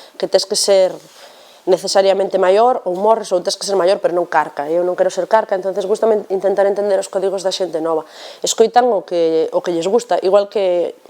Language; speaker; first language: Galician; non-native, local second language; Spanish